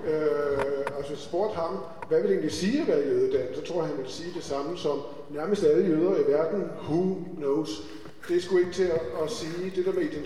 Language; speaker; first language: Danish; native; Danish